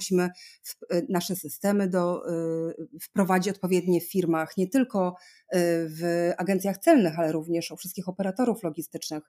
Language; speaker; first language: Polish; native; Polish